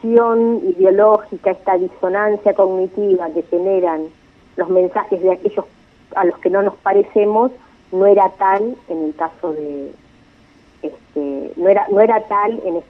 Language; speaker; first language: Spanish; native; Spanish